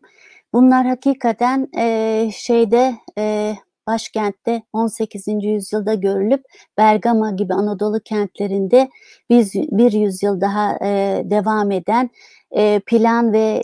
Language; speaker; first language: Turkish; native; Turkish